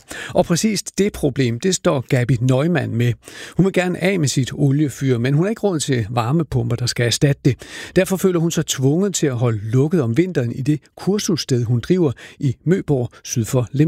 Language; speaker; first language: Danish; native; Danish